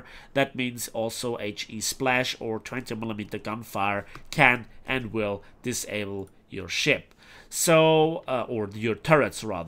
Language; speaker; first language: English; non-native, fluent; German